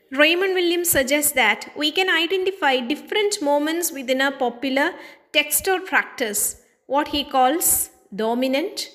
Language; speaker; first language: English; non-native, local second language; Malayalam